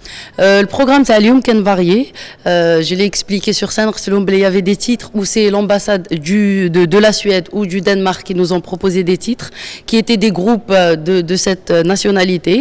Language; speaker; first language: French; non-native, local second language; Arabic